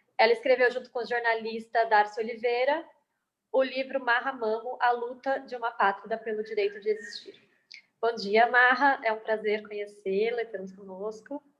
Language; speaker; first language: Portuguese; native; Portuguese